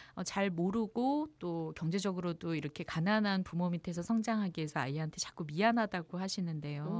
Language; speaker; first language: Korean; native; Korean